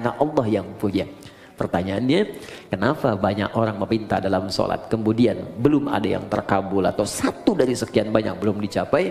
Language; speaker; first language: Indonesian; native; Indonesian